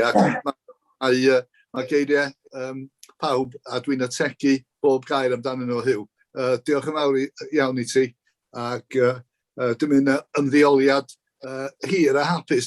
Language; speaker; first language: Welsh; native; Welsh